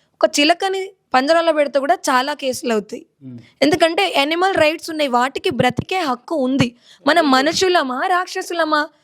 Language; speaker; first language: Telugu; native; Telugu